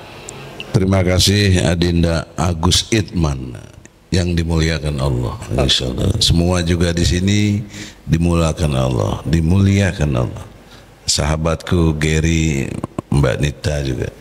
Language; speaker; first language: Indonesian; native; Indonesian